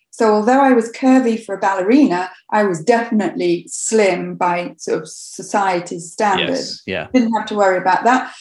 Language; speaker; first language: English; native; English